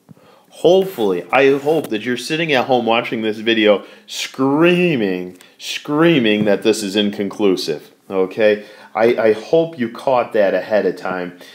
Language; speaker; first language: English; native; English